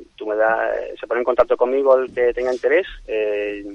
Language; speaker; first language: Spanish; native; Spanish